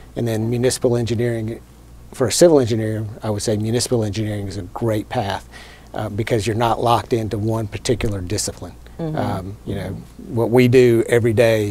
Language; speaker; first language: English; native; English